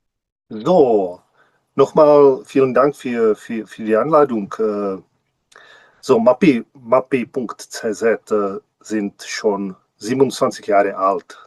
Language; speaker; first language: German; non-native, learner; Czech